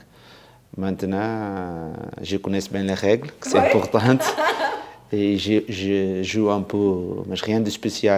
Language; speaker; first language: French; non-native, fluent; Portuguese